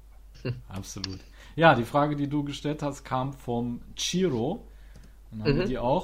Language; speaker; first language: German; native; German